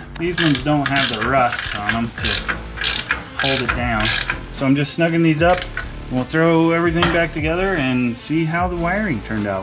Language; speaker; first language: English; native; English